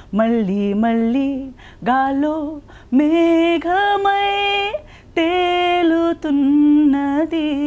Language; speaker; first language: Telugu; non-native, local second language; Konkani